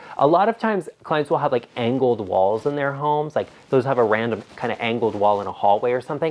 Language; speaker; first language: English; native; English